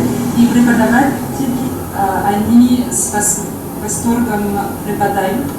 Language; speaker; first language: Russian; non-native, fluent; French